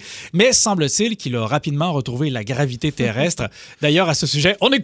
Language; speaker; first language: French; native; French